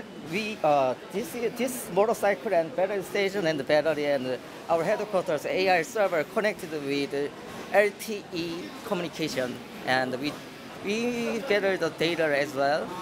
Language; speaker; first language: English; non-native, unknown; Korean